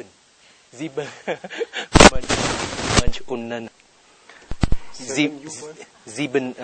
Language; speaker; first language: German; non-native, learner; Vietnamese